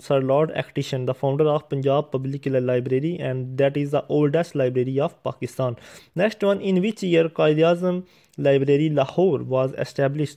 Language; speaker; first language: English; non-native, local second language; Urdu